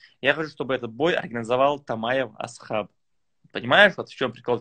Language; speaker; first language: Russian; native; Russian